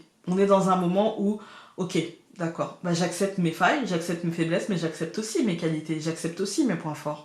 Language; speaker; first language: French; native; French